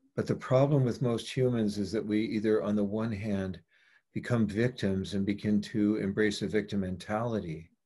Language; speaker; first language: English; native; English